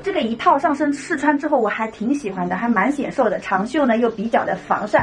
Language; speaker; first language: Chinese; native; Chinese